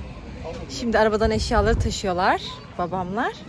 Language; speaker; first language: Turkish; native; Turkish